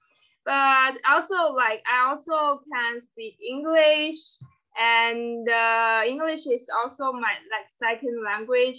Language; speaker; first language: English; non-native, fluent; Chinese